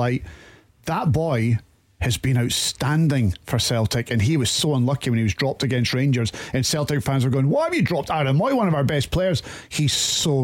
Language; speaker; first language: English; native; English